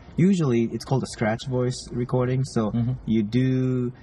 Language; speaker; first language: English; non-native, fluent; Japanese